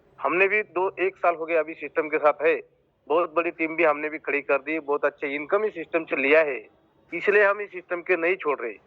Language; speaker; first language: Hindi; non-native, local second language; Marathi